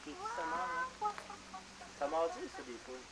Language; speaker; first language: French; native; French